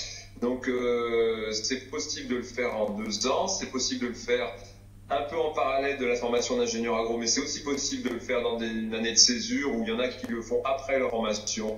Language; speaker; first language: French; native; French